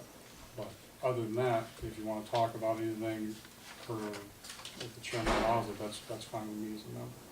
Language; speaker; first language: English; native; English